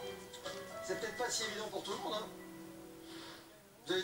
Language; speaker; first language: French; native; French